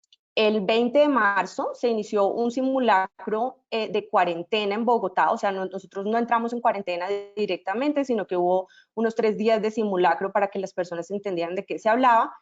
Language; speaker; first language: Spanish; native; Spanish